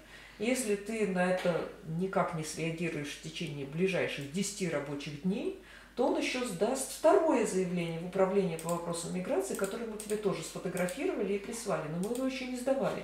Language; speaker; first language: Russian; native; Russian